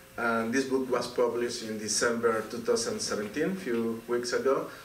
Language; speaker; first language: English; non-native, fluent; Spanish